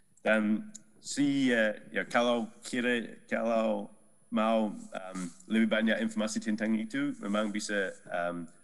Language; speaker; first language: Indonesian; non-native, learner; Dutch